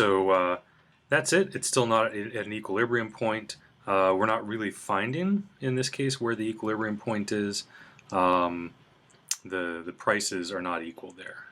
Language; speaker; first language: English; native; English